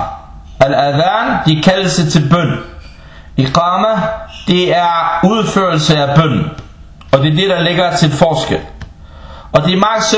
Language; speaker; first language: Danish; non-native, local second language; Arabic